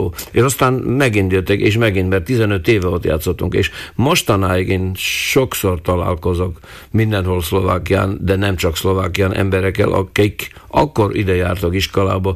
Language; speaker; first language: Hungarian; non-native, local second language; Slovak